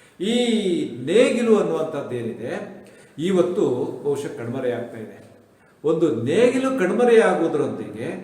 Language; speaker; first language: Kannada; non-native, local second language; Tulu